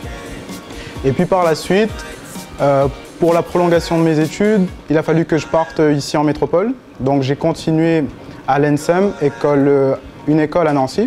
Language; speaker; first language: French; native; French